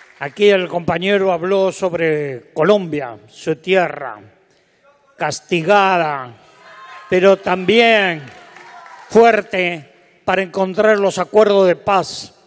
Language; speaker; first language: Spanish; native; Spanish